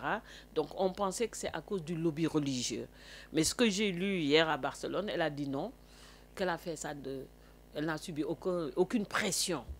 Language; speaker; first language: French; non-native, local second language; Wolof